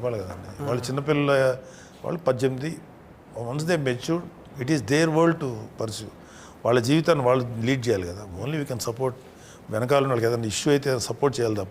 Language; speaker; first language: Telugu; native; Telugu